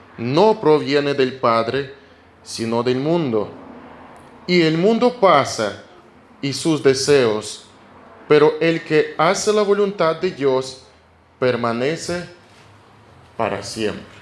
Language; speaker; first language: Spanish; non-native, fluent; Russian